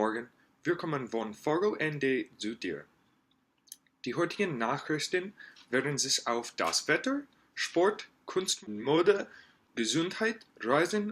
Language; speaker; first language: German; non-native, learner; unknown